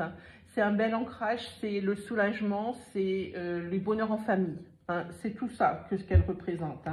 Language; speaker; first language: French; native; French